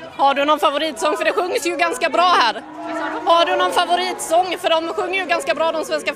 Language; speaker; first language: Swedish; native; Swedish